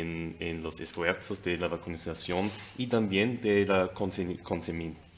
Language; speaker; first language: Spanish; non-native, fluent; German